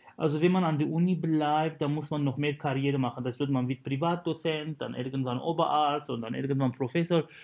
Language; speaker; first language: German; non-native, fluent; Arabic